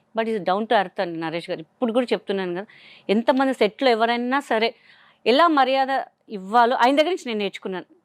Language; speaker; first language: Telugu; non-native, local second language; Hindi